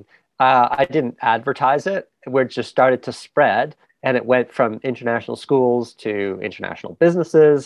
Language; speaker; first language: English; native; English